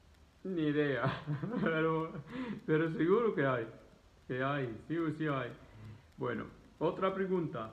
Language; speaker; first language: Spanish; non-native, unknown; Arabic